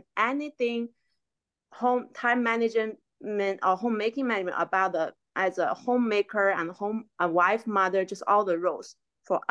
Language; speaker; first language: English; non-native, fluent; Chinese